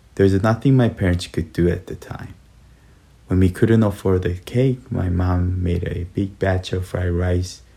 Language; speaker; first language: English; early bilingual, other home language; Korean